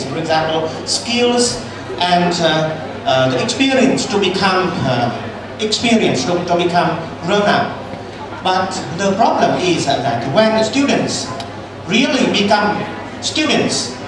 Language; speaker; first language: English; non-native, learner; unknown